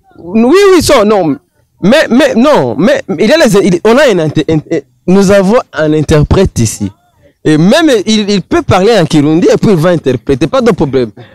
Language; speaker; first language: French; non-native, local second language; Rundi